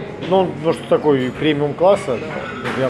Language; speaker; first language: Russian; native; Russian